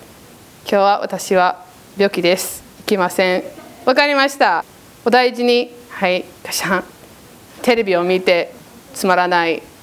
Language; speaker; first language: Japanese; non-native, fluent; English